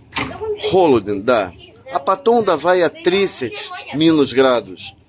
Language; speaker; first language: Russian; non-native, learner; Portuguese